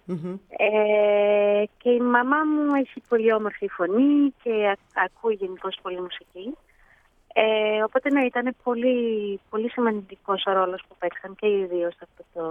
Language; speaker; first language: Greek; early bilingual, heritage; Greek